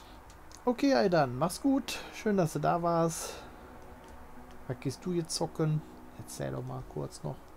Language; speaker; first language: German; native; German